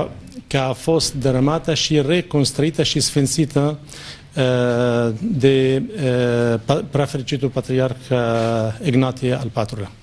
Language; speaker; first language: Romanian; non-native, fluent; Arabic